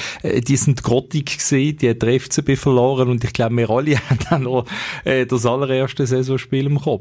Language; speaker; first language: German; native; German